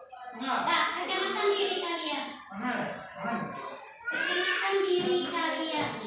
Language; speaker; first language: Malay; non-native, local second language; Minangkabau